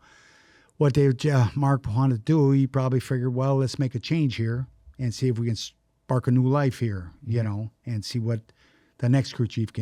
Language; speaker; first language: English; native; English